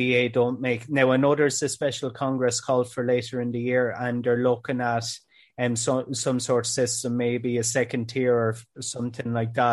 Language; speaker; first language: English; native; English